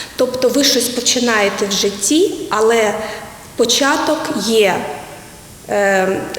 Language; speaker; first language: Ukrainian; native; Ukrainian